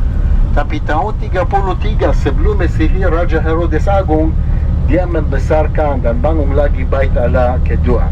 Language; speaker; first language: Indonesian; non-native, fluent; Hebrew